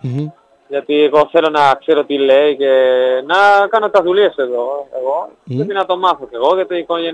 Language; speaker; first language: Greek; non-native, learner; Spanish